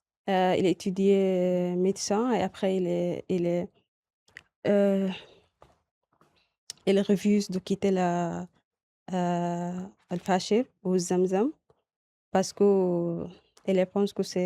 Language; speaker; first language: French; non-native, learner; Arabic